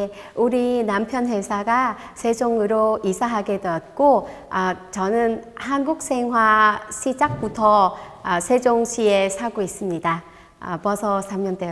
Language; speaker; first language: Korean; non-native, learner; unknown